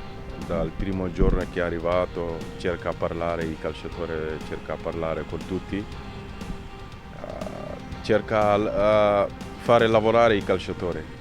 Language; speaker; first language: Italian; non-native, fluent; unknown